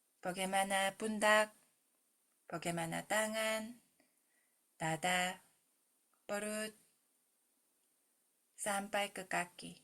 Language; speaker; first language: Indonesian; non-native, fluent; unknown